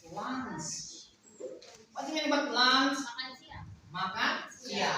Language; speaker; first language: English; non-native, learner; Indonesian